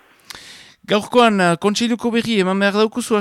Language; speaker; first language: Basque; native; Basque